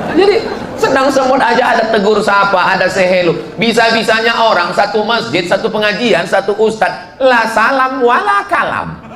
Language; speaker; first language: Indonesian; native; Indonesian